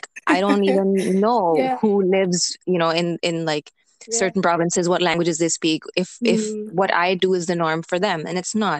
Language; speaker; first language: English; non-native, local second language; Urdu